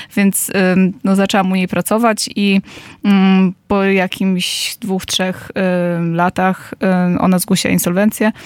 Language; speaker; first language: Polish; native; Polish